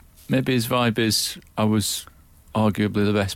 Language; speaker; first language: English; native; English